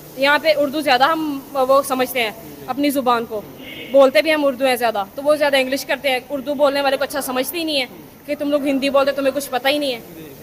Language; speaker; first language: Urdu; non-native, local second language; Punjabi